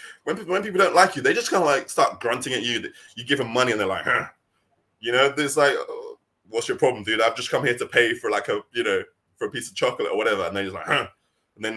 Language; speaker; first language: English; native; English